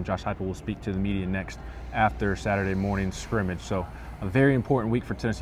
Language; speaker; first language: English; native; English